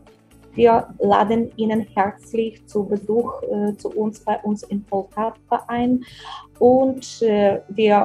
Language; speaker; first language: German; non-native, fluent; Ukrainian